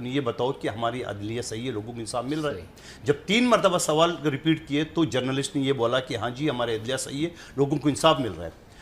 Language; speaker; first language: Urdu; non-native, local second language; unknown